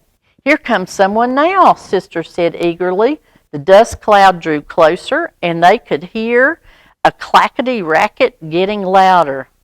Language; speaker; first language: English; native; English